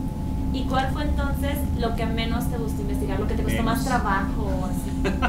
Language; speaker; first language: Spanish; native; Spanish